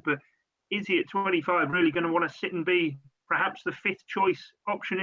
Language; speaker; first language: English; native; English